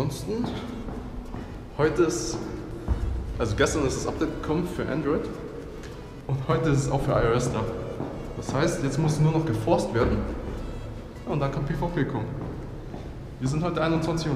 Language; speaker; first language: German; native; German